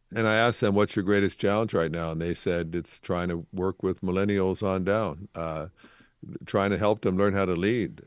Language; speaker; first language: English; native; English